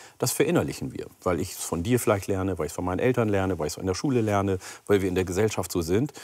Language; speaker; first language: German; early bilingual, other home language; Oromo